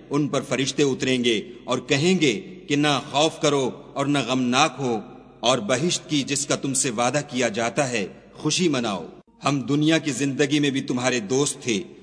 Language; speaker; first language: Urdu; native; Urdu